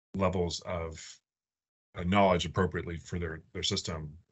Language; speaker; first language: English; native; English